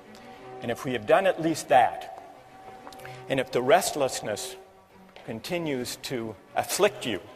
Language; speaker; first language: English; native; English